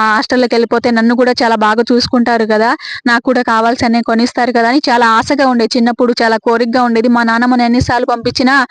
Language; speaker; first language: Telugu; native; Telugu